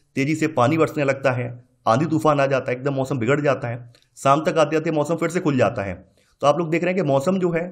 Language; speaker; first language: Hindi; native; Hindi